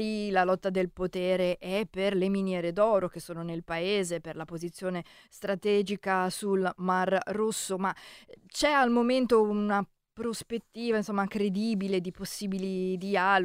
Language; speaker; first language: Italian; native; Italian